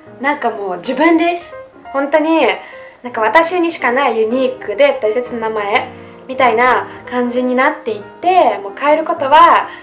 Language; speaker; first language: Japanese; non-native, fluent; Russian